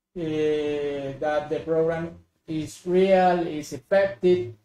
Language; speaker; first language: English; non-native, learner; Spanish